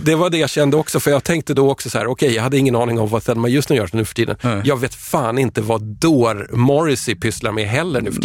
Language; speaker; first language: Swedish; native; Swedish